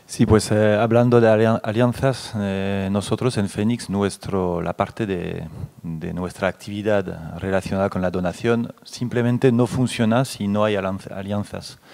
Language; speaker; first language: Spanish; non-native, fluent; French